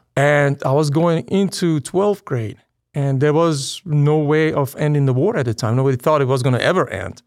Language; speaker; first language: English; non-native, fluent; Persian